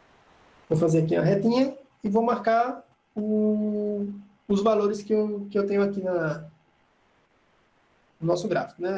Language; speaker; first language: Portuguese; native; Portuguese